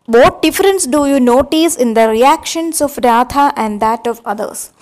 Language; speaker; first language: English; non-native, local second language; Malayalam